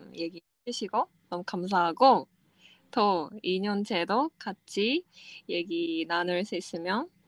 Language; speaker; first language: Korean; non-native, fluent; Japanese